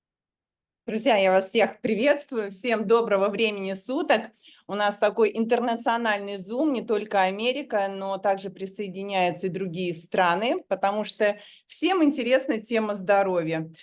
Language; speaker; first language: Russian; native; Russian